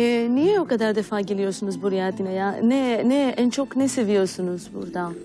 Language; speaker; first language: Turkish; non-native, fluent; Greek